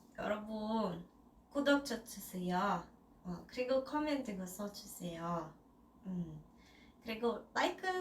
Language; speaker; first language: Korean; non-native, learner; Russian